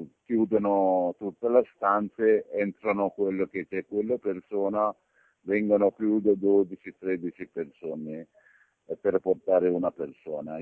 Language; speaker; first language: Italian; non-native, learner; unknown